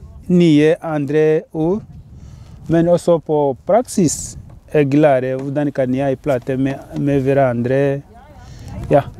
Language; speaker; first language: Norwegian; non-native, learner; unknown